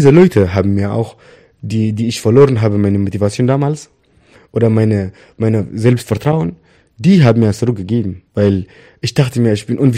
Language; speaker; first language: German; non-native, learner; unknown